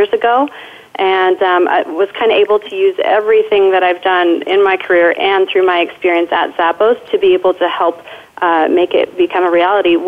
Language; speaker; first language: English; native; English